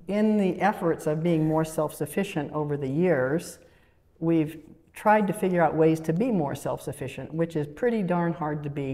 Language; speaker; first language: English; native; English